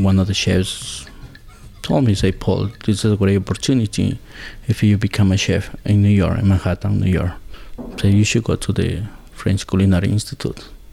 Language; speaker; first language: English; non-native, learner; Spanish